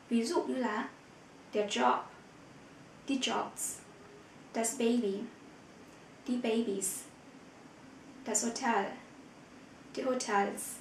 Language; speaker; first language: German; non-native, fluent; Vietnamese